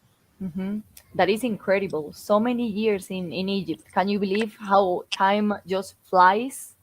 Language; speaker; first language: English; non-native, fluent; Spanish